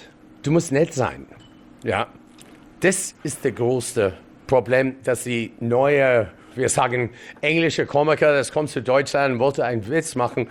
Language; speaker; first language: German; non-native, learner; English